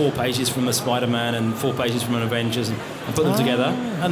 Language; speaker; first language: English; native; English